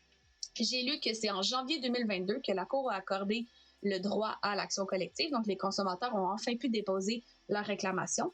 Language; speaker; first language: French; native; French